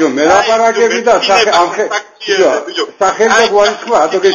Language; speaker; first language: Georgian; native; Georgian